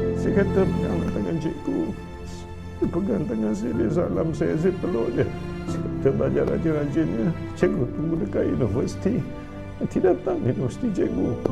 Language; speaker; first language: Malay; native; Malay